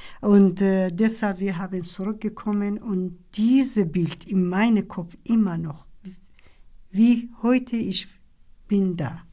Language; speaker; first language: German; non-native, learner; Kurdish